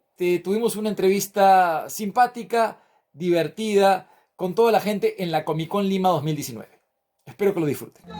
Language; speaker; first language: Spanish; native; Spanish